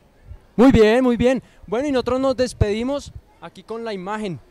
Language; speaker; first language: Spanish; native; Spanish